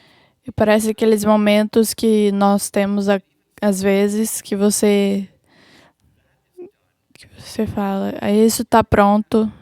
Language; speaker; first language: Portuguese; non-native, fluent; English